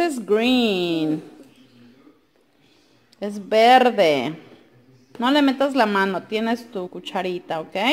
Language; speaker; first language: Spanish; native; Spanish